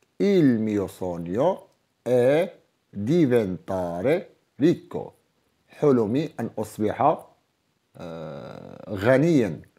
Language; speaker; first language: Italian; non-native, fluent; Arabic